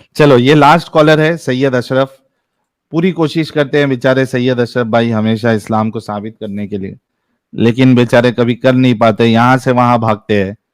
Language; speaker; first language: Hindi; native; Hindi